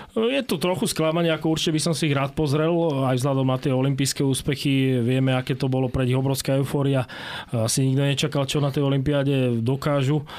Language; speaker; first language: Slovak; native; Slovak